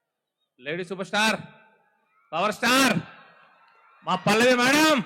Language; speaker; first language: Telugu; native; Telugu